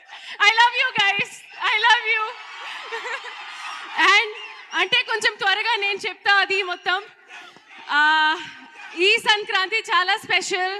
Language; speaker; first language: Telugu; non-native, learner; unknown